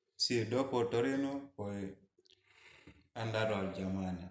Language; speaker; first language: Italian; non-native, learner; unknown